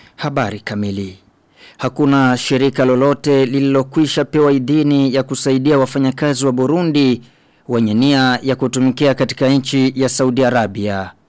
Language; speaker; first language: Swahili; non-native, local second language; Rundi